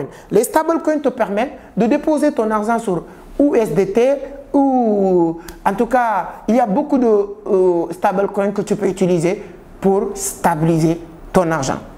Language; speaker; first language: French; non-native, local second language; Wolof